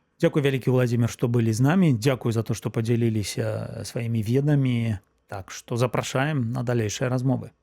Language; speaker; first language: Belarusian; native; Belarusian